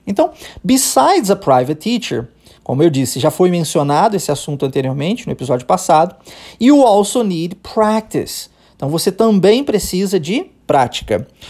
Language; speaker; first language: Portuguese; early bilingual, heritage; Portuguese